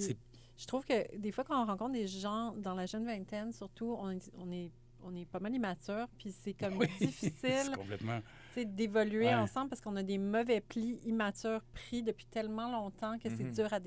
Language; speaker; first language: French; native; French